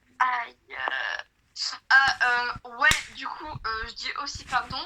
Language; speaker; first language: French; native; French